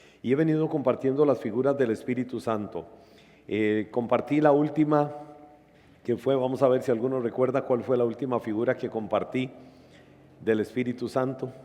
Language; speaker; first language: Spanish; native; Spanish